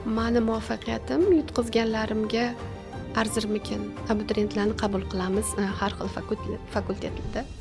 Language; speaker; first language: Uzbek; native; Uzbek